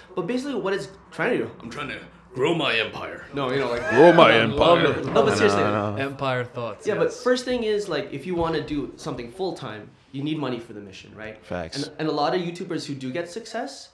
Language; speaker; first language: English; native; English